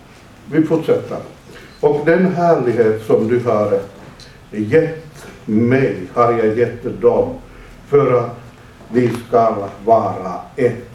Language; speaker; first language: Swedish; non-native, fluent; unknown